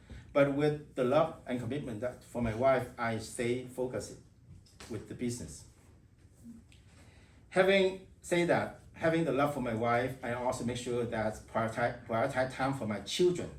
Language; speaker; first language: English; non-native, fluent; Vietnamese